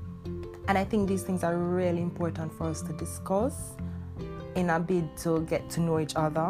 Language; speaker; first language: English; non-native, local second language; Jamaican Creole English